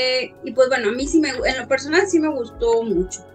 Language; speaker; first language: Spanish; native; Spanish